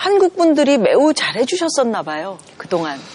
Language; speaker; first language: Korean; native; Korean